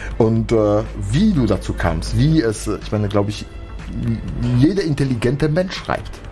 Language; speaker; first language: German; non-native, fluent; Polish